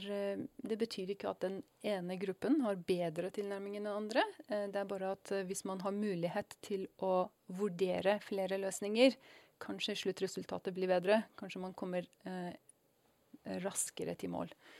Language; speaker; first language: Norwegian; non-native, fluent; Persian